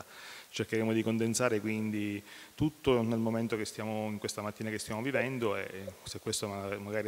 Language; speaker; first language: Italian; native; Italian